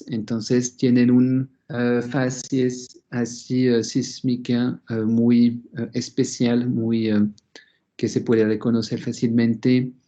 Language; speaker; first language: Spanish; non-native, fluent; French